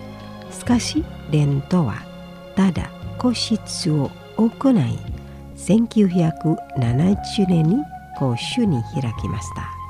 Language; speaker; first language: Japanese; non-native, fluent; Indonesian